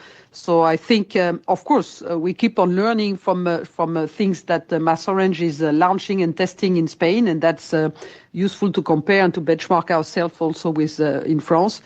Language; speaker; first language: English; non-native, fluent; French